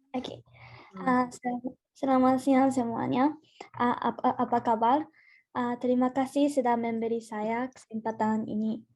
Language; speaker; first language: Indonesian; non-native, learner; Japanese